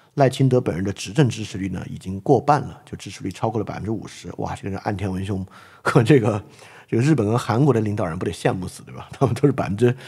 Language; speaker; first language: Chinese; native; Chinese